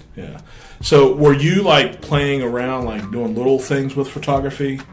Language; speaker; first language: English; native; English